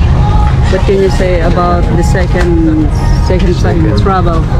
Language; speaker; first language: English; non-native, local second language; Filipino